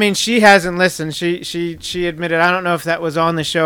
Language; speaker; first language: English; native; English